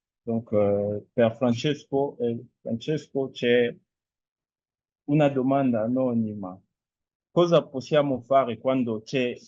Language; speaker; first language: Italian; non-native, fluent; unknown